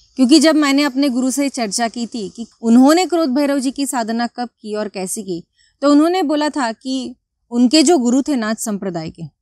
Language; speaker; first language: Hindi; non-native, local second language; Marathi